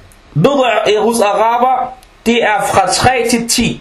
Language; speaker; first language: Danish; early bilingual, other home language; Arabic